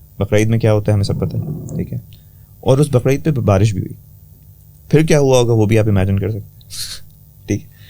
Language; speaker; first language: Urdu; native; Urdu